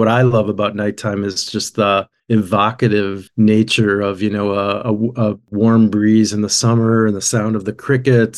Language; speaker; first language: English; native; English